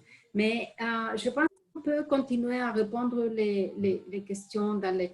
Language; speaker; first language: French; non-native, fluent; Spanish